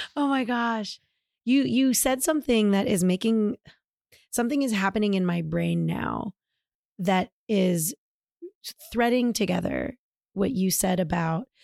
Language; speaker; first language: English; native; English